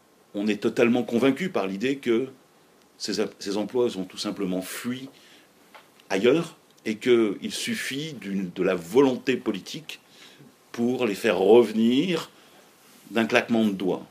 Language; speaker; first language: French; native; French